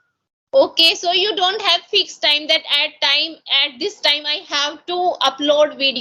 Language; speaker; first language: English; non-native, local second language; Hindi